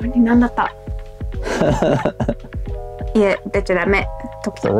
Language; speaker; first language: Japanese; non-native, learner; English